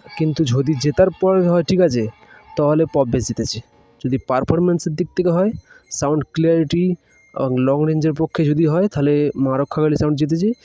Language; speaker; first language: Bangla; non-native, local second language; Hindi